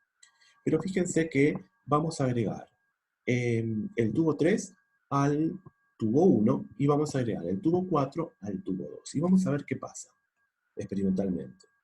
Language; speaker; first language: Spanish; native; Spanish